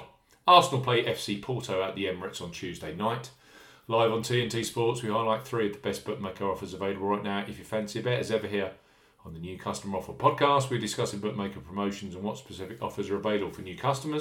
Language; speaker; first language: English; native; English